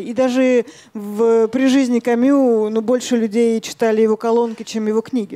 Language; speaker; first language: Russian; native; Russian